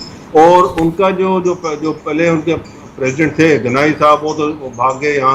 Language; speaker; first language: Hindi; native; Hindi